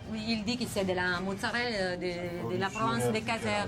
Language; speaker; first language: French; non-native, fluent; Italian